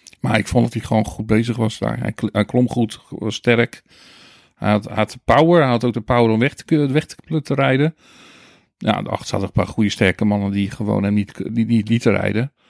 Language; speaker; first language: Dutch; native; Dutch